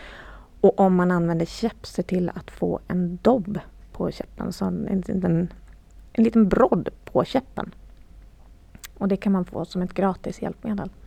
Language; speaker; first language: Swedish; native; Swedish